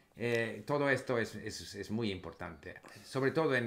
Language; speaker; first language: Spanish; non-native, fluent; English